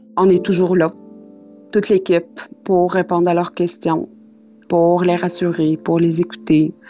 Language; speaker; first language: French; non-native, local second language; Arabic